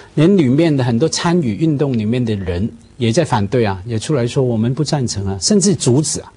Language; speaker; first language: Chinese; non-native, fluent; Cantonese